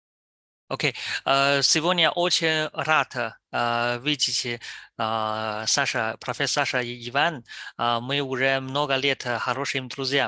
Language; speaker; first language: Russian; non-native, learner; Chinese